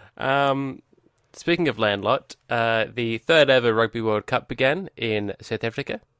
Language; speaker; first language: English; native; English